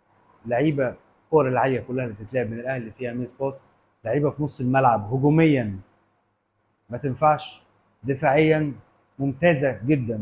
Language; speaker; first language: Arabic; native; Arabic